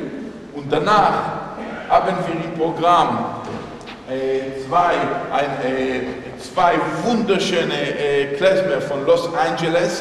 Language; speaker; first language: German; non-native, fluent; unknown